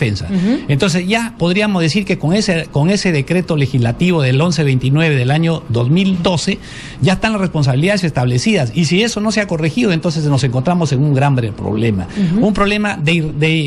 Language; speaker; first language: Spanish; native; Spanish